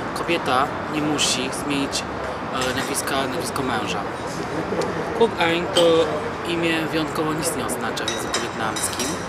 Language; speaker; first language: Polish; early bilingual, other home language; Vietnamese